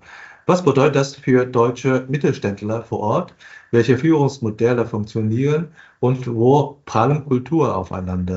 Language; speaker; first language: German; non-native, fluent; Chinese